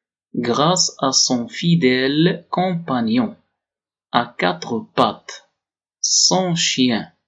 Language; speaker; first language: French; non-native, local second language; Arabic